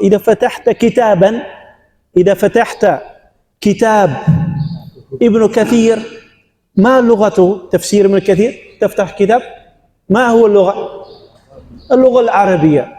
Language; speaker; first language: Arabic; non-native, fluent; Dutch